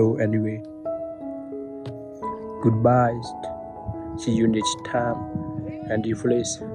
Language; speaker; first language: English; non-native, learner; Khmer